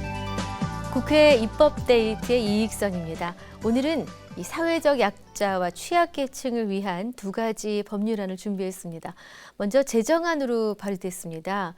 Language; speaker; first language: Korean; native; Korean